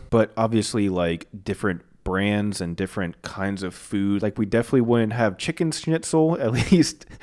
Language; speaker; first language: English; native; English